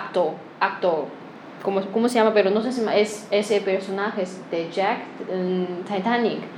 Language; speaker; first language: Spanish; non-native, learner; Chinese